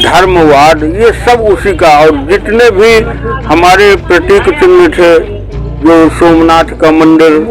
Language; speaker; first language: Hindi; native; Hindi